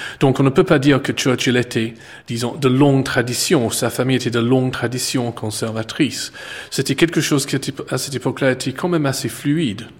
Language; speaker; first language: French; non-native, fluent; English